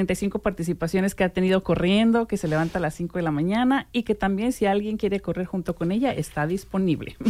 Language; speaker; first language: Spanish; native; Spanish